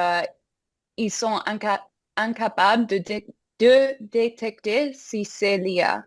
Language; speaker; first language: French; non-native, fluent; English